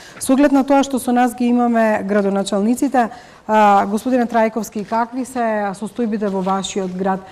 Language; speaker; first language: Macedonian; native; Macedonian